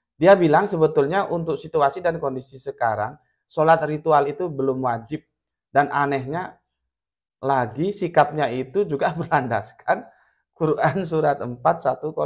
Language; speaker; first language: Indonesian; non-native, local second language; Javanese